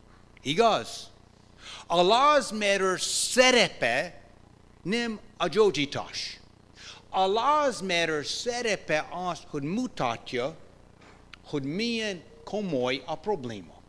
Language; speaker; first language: Hungarian; non-native, fluent; English